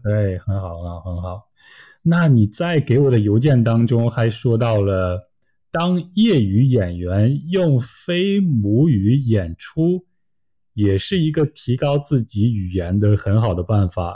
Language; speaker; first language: Chinese; native; Chinese